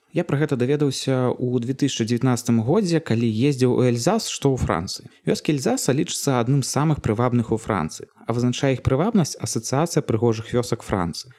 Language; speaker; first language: Belarusian; native; Belarusian